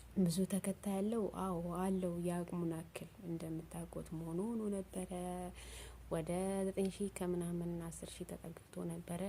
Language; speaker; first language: Amharic; non-native, local second language; Oromo